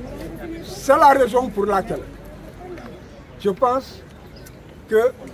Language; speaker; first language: French; non-native, local second language; Wolof